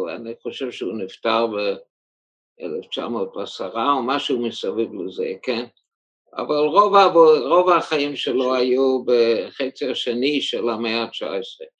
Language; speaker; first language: Hebrew; early bilingual, heritage; German